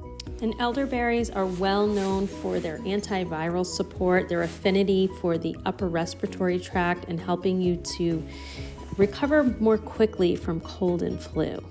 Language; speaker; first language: English; native; English